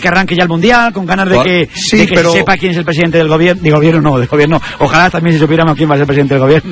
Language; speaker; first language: Spanish; native; Spanish